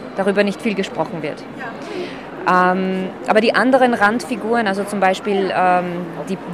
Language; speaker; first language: German; early bilingual, other home language; Slovak